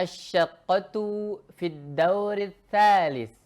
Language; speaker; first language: Arabic; non-native, fluent; Indonesian